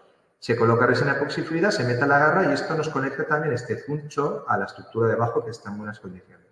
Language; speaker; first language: Spanish; native; Spanish